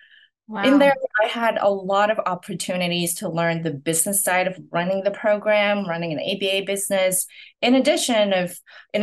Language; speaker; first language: English; non-native, local second language; Cantonese